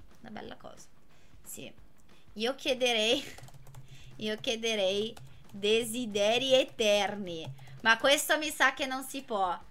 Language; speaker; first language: Italian; non-native, fluent; Portuguese